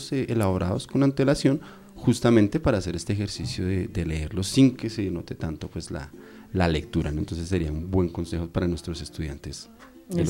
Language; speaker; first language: Spanish; native; Spanish